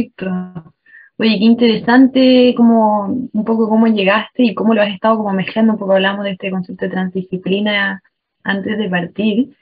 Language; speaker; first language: Spanish; native; Spanish